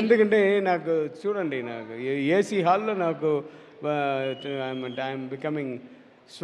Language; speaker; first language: Telugu; non-native, learner; Tamil